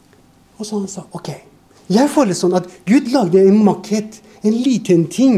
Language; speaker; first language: Norwegian; non-native, fluent; Persian